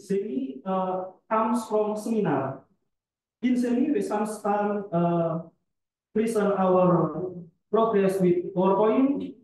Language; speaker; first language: English; non-native, fluent; Indonesian